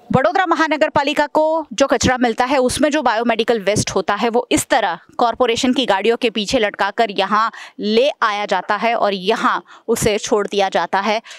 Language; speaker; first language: Hindi; non-native, local second language; Gujarati